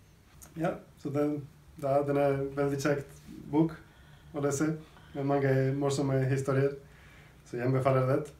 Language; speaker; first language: Norwegian; non-native, fluent; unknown